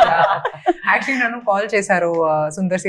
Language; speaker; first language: Telugu; non-native, local second language; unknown